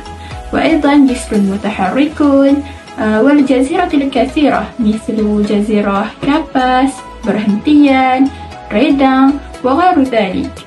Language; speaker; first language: Arabic; non-native, learner; Malay